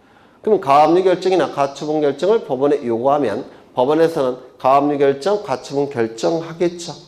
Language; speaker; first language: Korean; native; Korean